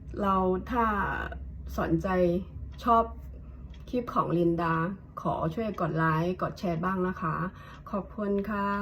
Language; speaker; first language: Thai; non-native, fluent; Hakka Chinese